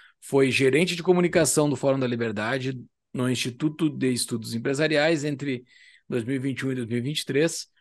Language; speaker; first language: Portuguese; native; Portuguese